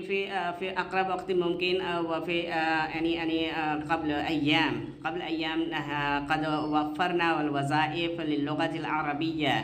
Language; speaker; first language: Arabic; non-native, fluent; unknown